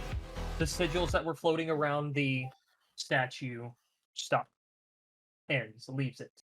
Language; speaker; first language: English; native; English